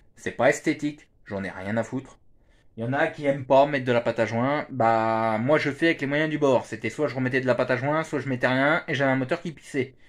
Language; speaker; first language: French; native; French